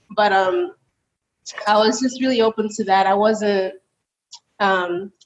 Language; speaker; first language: English; early bilingual, other home language; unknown